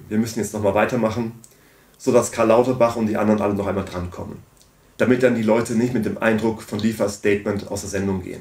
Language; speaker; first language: German; native; German